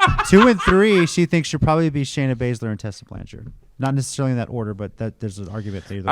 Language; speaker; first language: English; native; English